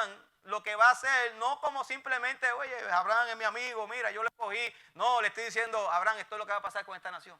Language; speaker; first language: Spanish; native; Spanish